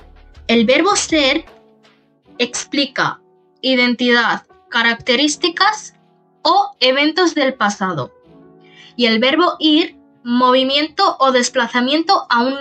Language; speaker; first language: Spanish; non-native, fluent; Bangla